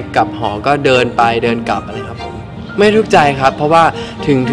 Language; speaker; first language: Thai; non-native, local second language; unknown